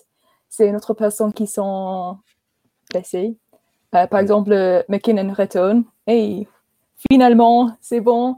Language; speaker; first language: French; non-native, learner; English